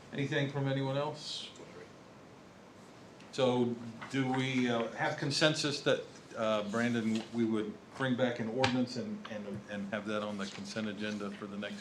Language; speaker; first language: English; native; English